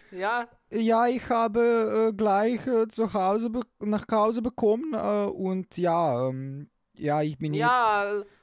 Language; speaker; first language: German; non-native, learner; Slovenian